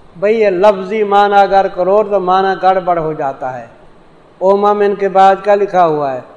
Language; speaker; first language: Urdu; non-native, local second language; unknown